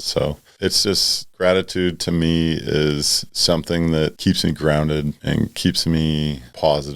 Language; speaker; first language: English; native; English